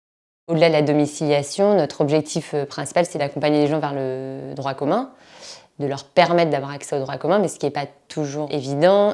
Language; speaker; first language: French; native; French